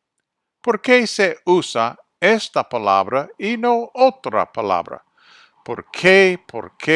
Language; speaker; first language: Spanish; non-native, fluent; English